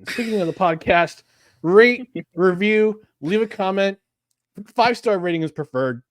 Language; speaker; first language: English; native; English